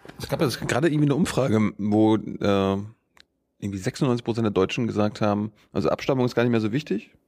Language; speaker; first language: German; native; German